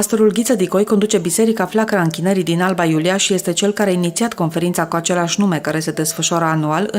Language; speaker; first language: Romanian; native; Romanian